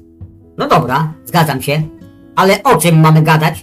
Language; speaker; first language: Polish; native; Polish